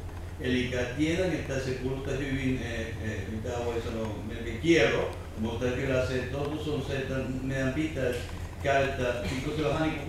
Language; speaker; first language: Finnish; non-native, fluent; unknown